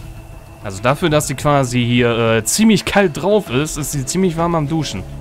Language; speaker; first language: German; native; German